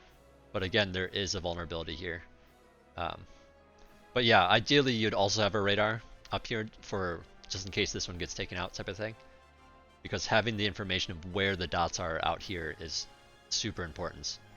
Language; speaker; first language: English; native; English